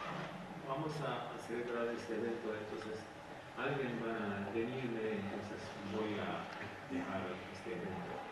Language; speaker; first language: Spanish; non-native, fluent; Japanese